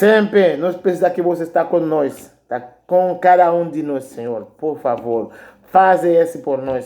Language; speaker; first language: Portuguese; non-native, learner; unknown